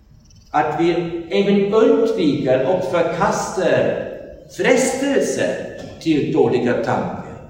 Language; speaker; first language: Swedish; non-native, fluent; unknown